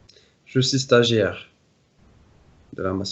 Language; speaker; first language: French; non-native, fluent; Norwegian